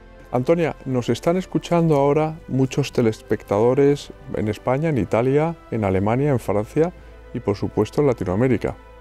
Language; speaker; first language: Spanish; native; Spanish